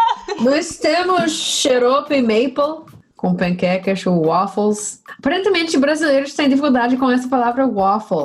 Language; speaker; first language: Portuguese; non-native, fluent; English